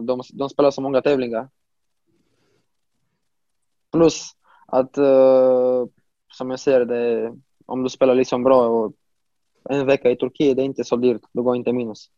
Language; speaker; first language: Swedish; non-native, fluent; Romanian